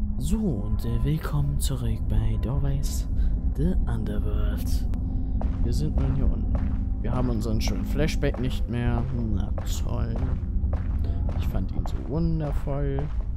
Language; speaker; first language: German; native; German